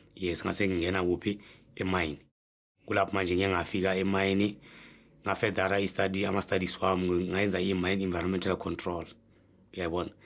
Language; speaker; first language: Zulu; native; Zulu